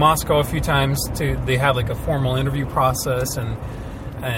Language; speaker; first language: English; early bilingual, other home language; Ukrainian